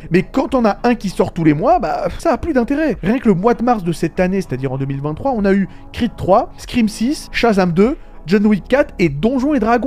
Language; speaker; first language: French; native; French